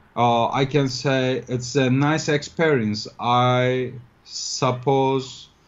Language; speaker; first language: English; non-native, fluent; Turkish